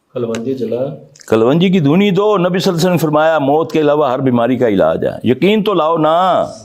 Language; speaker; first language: Urdu; non-native, local second language; Punjabi